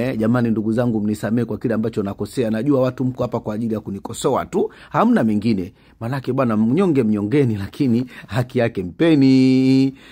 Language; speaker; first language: Swahili; native; Swahili